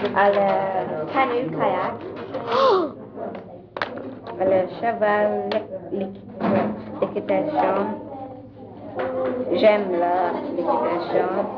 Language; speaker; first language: French; non-native, learner; English